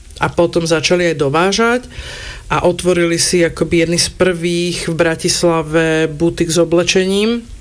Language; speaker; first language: Slovak; native; Slovak